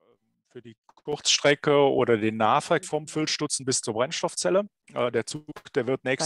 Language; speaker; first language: German; native; German